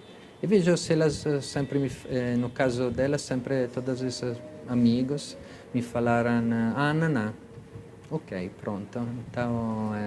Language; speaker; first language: Portuguese; non-native, fluent; Italian